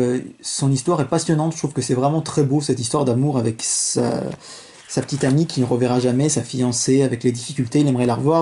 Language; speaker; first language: French; native; French